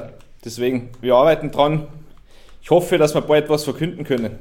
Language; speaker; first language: German; native; German